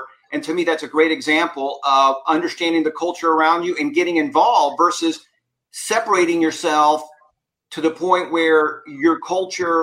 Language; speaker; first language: English; native; English